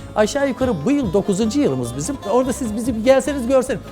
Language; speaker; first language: Turkish; native; Turkish